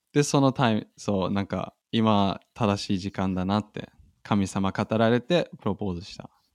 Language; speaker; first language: Japanese; non-native, fluent; German